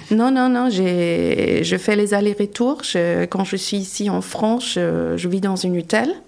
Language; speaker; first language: French; non-native, fluent; German